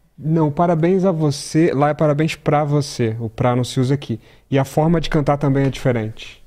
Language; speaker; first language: Portuguese; native; Portuguese